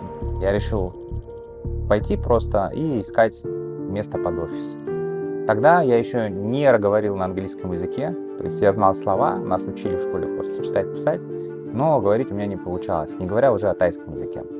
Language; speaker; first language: Russian; native; Russian